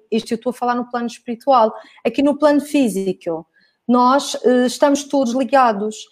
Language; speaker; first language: Portuguese; native; Portuguese